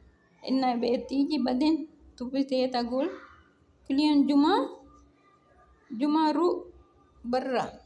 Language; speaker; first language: Arabic; non-native, learner; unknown